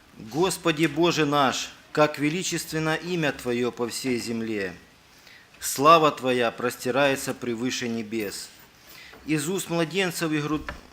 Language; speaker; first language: Russian; native; Russian